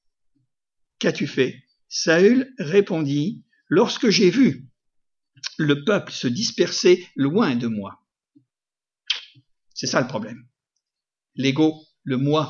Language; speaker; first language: French; native; French